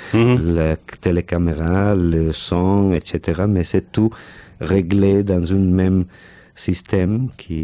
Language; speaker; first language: French; non-native, fluent; Catalan